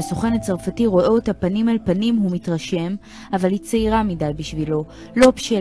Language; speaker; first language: Hebrew; native; Hebrew